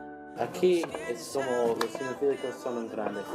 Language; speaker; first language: Spanish; non-native, learner; English